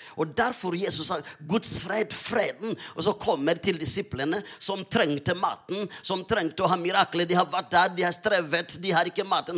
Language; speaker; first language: Norwegian; non-native, fluent; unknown